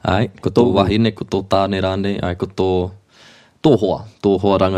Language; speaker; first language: Māori; non-native, local second language; English